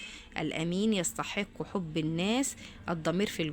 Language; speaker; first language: Arabic; native; Arabic